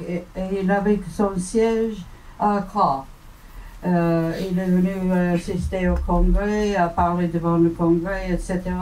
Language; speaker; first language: French; non-native, fluent; English